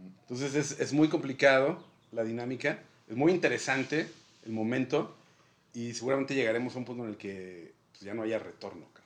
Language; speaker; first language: Spanish; native; Spanish